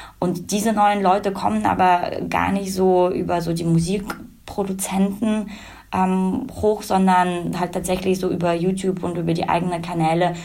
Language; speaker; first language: German; early bilingual, other home language; Russian